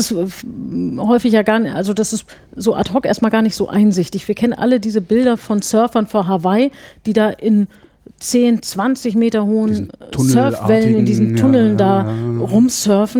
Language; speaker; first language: German; native; German